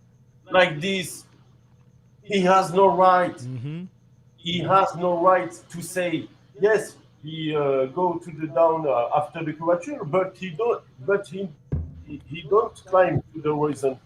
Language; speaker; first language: English; non-native, learner; French